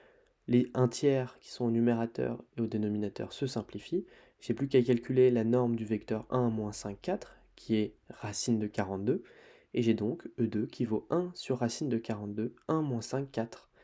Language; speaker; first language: French; native; French